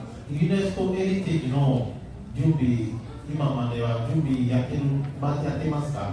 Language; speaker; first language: Japanese; non-native, learner; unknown